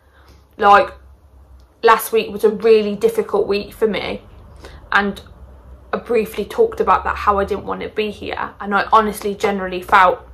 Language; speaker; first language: English; native; English